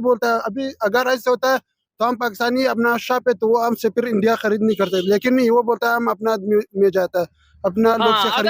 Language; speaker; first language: Hindi; non-native, local second language; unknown